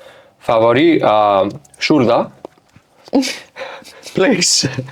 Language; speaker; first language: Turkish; non-native, learner; English